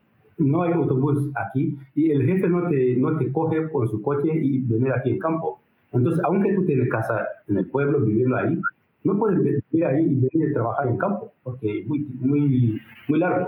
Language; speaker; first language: Spanish; non-native, learner; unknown